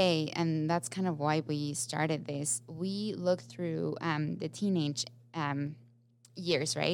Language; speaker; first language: English; non-native, fluent; Spanish